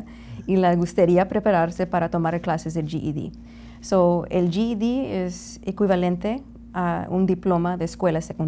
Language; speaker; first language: Spanish; non-native, learner; English